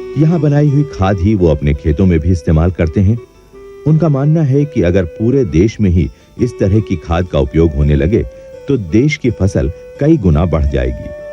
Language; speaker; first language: Hindi; native; Hindi